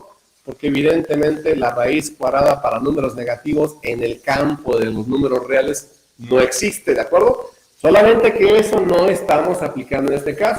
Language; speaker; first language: Spanish; native; Spanish